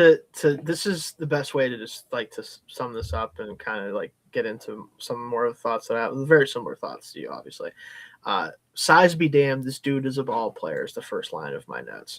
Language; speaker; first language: English; native; English